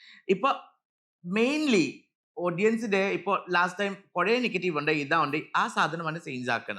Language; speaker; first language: Malayalam; non-native, learner; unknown